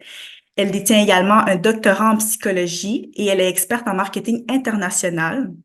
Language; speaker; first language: French; native; French